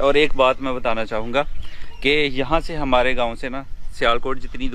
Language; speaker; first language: Hindi; non-native, local second language; Punjabi